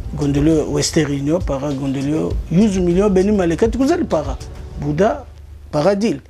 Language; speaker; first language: Turkish; non-native, learner; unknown